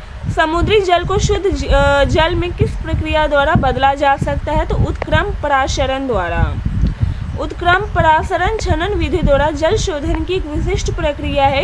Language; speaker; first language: Hindi; native; Hindi